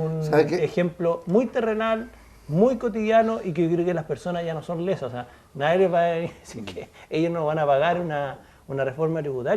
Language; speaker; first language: Spanish; native; Spanish